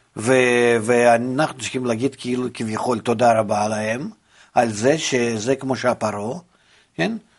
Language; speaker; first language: Hebrew; non-native, fluent; Russian